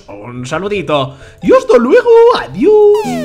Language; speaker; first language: Spanish; native; Spanish